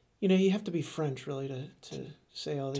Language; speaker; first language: English; native; English